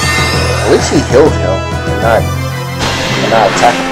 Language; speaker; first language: English; native; English